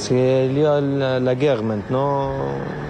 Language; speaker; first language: French; non-native, learner; Arabic